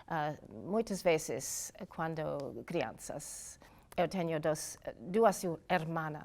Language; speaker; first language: Portuguese; non-native, learner; English